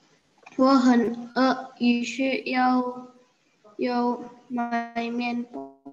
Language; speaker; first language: Chinese; non-native, learner; Indonesian